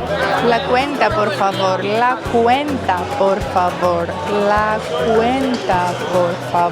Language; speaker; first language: Spanish; non-native, learner; Greek